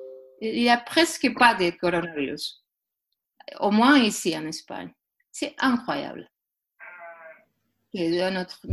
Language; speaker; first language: French; non-native, learner; Spanish